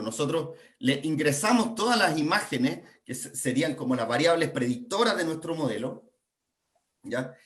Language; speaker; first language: Spanish; native; Spanish